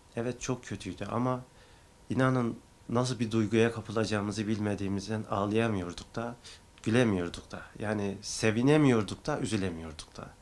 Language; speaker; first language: Turkish; native; Turkish